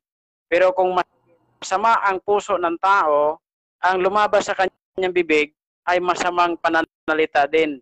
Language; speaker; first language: Filipino; native; Filipino